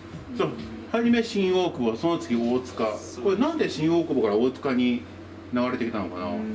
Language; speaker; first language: Japanese; native; Japanese